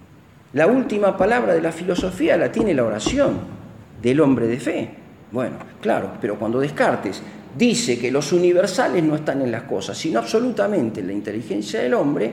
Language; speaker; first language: Spanish; native; Spanish